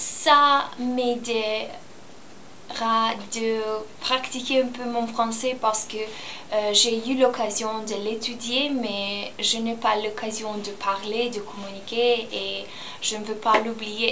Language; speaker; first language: French; non-native, learner; Romanian